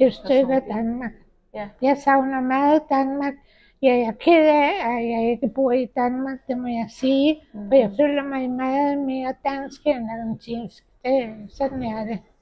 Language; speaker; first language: Danish; early bilingual, heritage; Danish